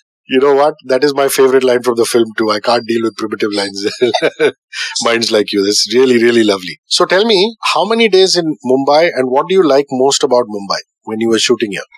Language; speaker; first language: English; non-native, local second language; Tamil